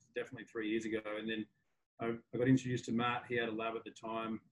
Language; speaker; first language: English; native; English